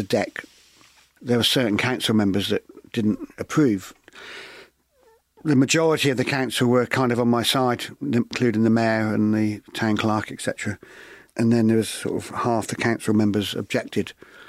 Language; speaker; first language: English; native; English